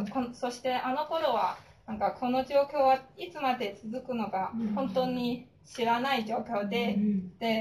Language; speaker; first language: Japanese; non-native, fluent; Chinese